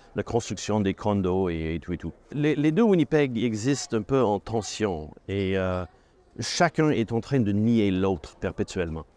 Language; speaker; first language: French; native; French